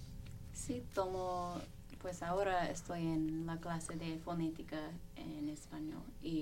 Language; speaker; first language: Spanish; non-native, fluent; English